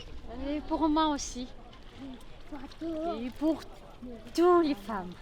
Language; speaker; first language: French; non-native, learner; Arabic